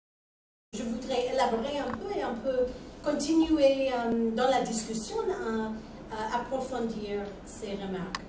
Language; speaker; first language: French; non-native, fluent; English